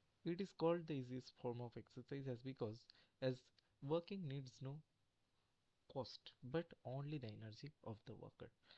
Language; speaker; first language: English; non-native, local second language; Bangla